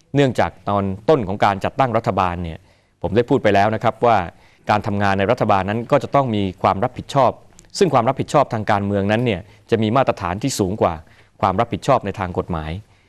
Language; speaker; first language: Thai; native; Thai